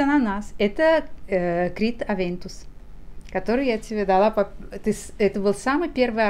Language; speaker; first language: Russian; native; Russian